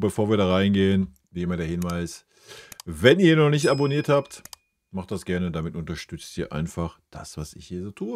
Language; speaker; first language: German; native; German